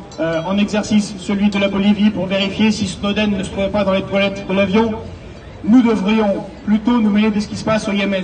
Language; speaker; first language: French; native; French